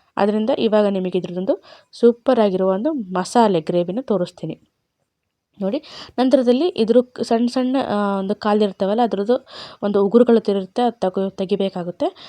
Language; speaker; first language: Kannada; non-native, local second language; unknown